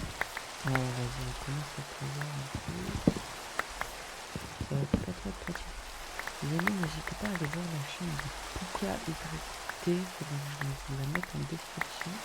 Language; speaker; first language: French; native; French